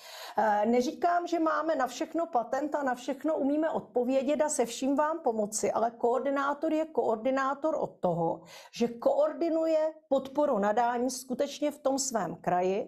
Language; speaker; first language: Czech; native; Czech